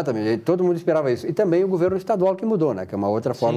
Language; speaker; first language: Portuguese; native; Portuguese